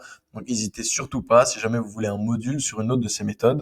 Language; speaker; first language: French; native; French